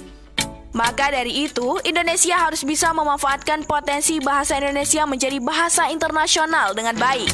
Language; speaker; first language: Indonesian; native; Indonesian